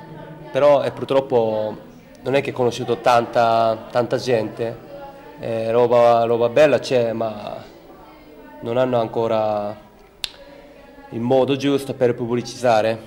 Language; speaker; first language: Italian; non-native, learner; Japanese